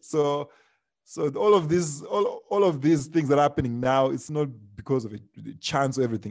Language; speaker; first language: English; non-native, local second language; Shona